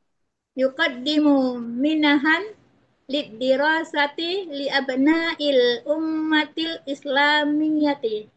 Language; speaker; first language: Arabic; non-native, learner; Indonesian